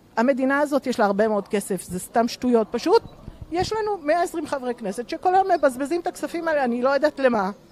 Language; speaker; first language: Hebrew; early bilingual, other home language; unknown